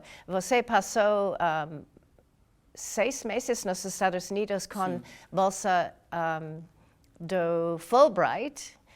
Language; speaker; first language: Portuguese; non-native, learner; English